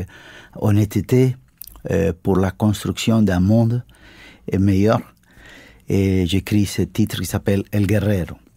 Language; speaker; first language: French; non-native, fluent; Spanish